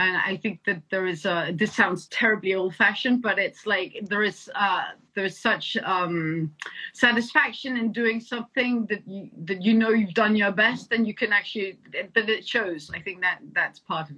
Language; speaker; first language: English; non-native, fluent; Danish